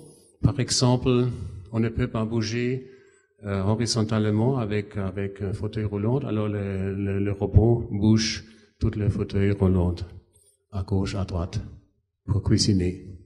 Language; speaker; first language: French; non-native, fluent; German